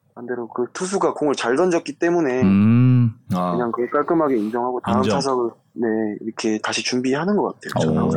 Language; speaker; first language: Korean; native; Korean